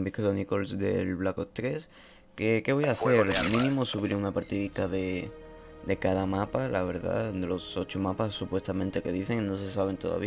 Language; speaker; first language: Spanish; native; Spanish